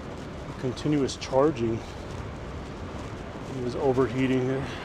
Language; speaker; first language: English; native; English